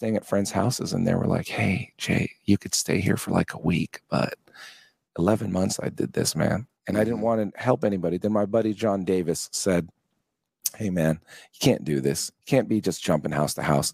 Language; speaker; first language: English; native; English